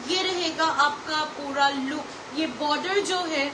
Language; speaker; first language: Hindi; non-native, local second language; Bangla